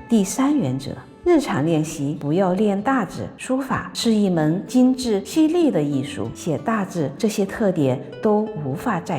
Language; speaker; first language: Chinese; native; Chinese